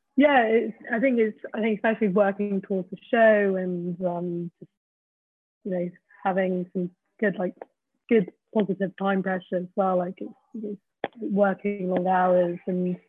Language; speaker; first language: English; native; English